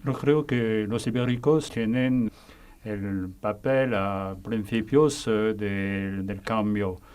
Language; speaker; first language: Spanish; non-native, fluent; French